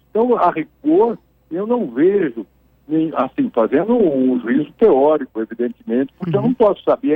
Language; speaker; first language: Portuguese; native; Portuguese